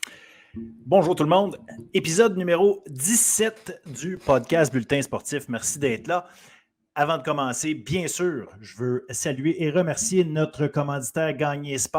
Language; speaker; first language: French; native; French